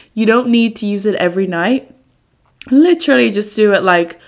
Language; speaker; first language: English; native; English